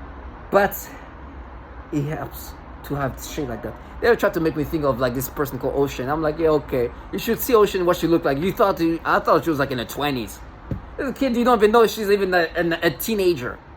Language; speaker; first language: English; non-native, fluent; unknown